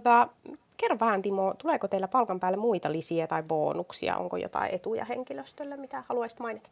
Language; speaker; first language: Finnish; native; Finnish